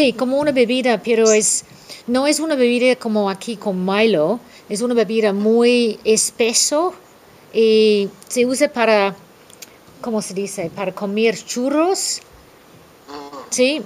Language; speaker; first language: Spanish; non-native, fluent; English